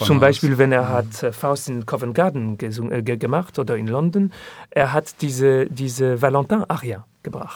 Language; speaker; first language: German; non-native, learner; French